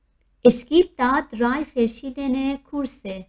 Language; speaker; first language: German; non-native, fluent; Persian